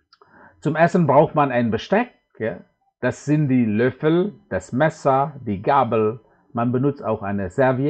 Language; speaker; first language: German; non-native, fluent; Indonesian